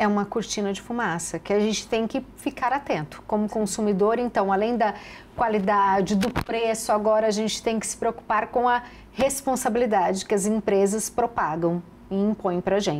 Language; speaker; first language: Portuguese; native; Portuguese